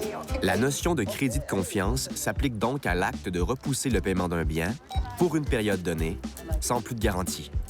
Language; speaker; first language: French; native; French